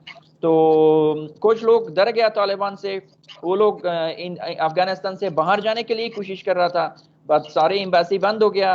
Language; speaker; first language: Hindi; non-native, fluent; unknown